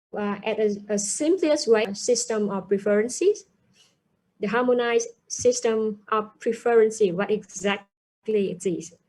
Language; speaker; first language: English; non-native, fluent; Vietnamese